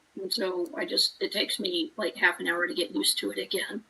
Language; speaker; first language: English; native; English